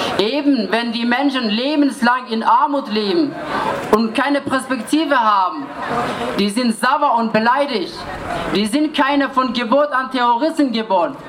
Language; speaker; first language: German; non-native, fluent; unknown